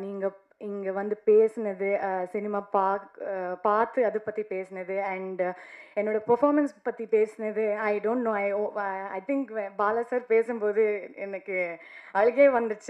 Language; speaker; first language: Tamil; non-native, learner; Kannada